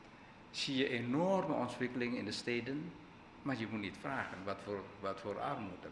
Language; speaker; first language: Dutch; non-native, fluent; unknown